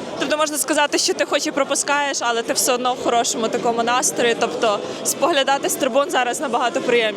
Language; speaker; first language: Ukrainian; native; Ukrainian